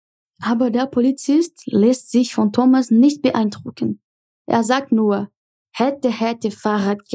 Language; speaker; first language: German; non-native, fluent; Portuguese